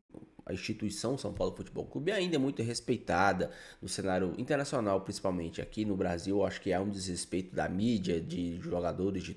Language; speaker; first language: Portuguese; native; Portuguese